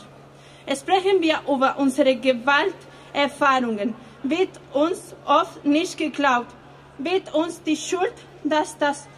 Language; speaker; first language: German; non-native, fluent; Spanish